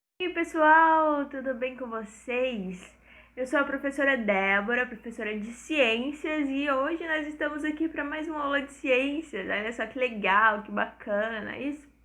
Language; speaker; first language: Portuguese; native; Portuguese